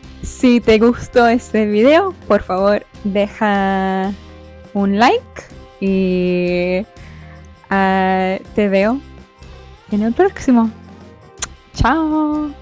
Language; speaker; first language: Spanish; non-native, fluent; English